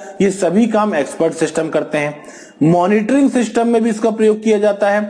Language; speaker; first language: Hindi; non-native, local second language; Punjabi